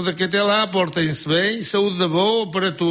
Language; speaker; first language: Portuguese; native; Portuguese